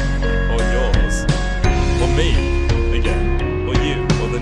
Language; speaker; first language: English; native; English